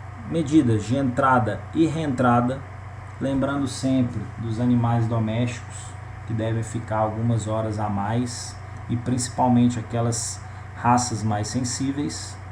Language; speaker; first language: Portuguese; native; Portuguese